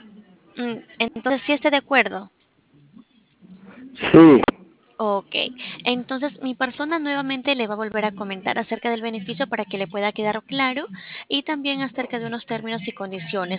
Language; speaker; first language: Spanish; native; Spanish